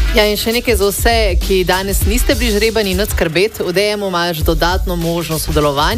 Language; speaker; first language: Slovenian; native; Slovenian